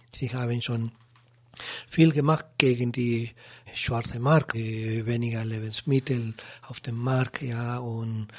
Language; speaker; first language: German; non-native, learner; Spanish